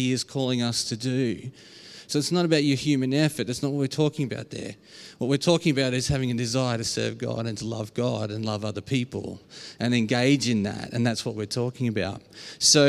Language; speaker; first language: English; native; English